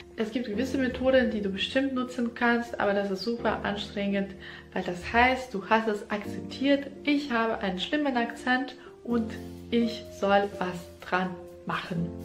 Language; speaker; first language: German; non-native, fluent; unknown